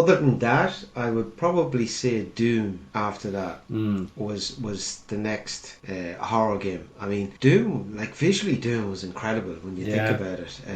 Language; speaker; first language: English; native; English